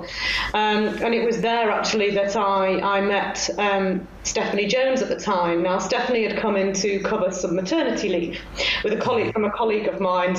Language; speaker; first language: English; native; English